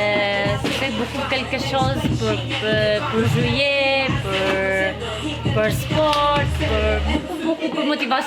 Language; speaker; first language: French; non-native, learner; Albanian